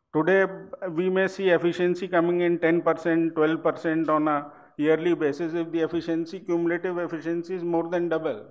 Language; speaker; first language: English; non-native, local second language; Hindi